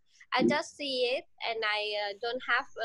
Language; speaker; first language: English; non-native, learner; Vietnamese